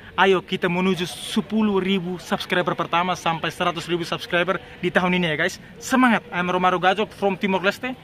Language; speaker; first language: Indonesian; non-native, fluent; Tetum